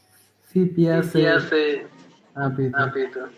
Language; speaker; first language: Italian; non-native, learner; Bangla